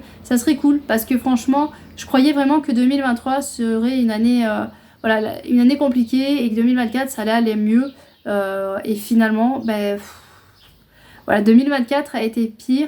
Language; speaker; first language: French; native; French